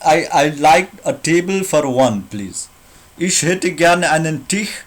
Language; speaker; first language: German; non-native, learner; Nepali